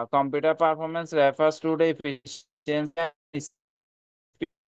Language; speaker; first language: English; non-native, local second language; Bangla